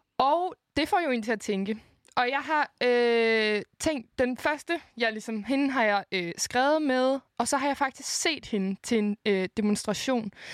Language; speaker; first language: Danish; native; Danish